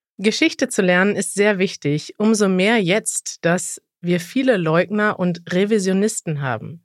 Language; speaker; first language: German; native; German